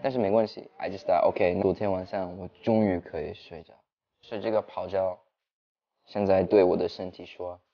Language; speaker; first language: Chinese; early bilingual, heritage; Chinese